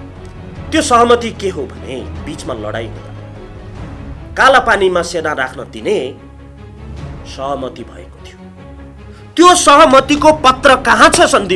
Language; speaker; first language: Nepali; native; Nepali